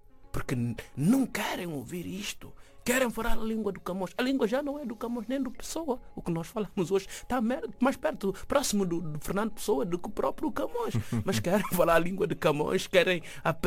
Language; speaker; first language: Portuguese; non-native, fluent; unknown